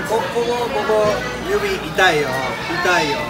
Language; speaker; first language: Japanese; native; Japanese